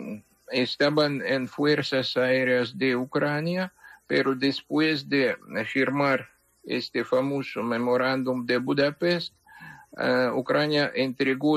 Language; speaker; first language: Spanish; non-native, fluent; Ukrainian